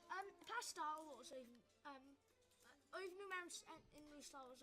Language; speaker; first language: Welsh; non-native, local second language; English